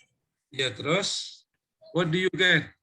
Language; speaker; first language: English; non-native, fluent; Indonesian